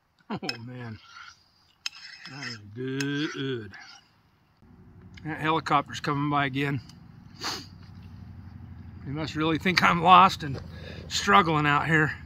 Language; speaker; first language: English; native; English